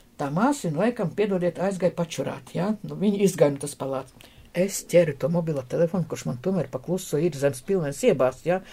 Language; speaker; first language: Latvian; non-native, local second language; Russian